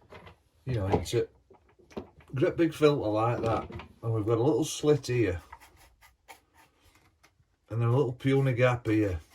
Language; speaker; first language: English; native; English